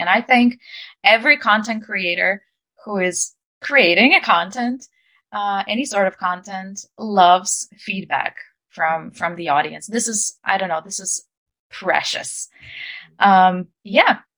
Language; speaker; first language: English; non-native, fluent; Ukrainian